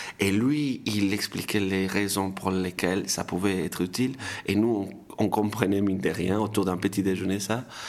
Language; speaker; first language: French; non-native, fluent; Spanish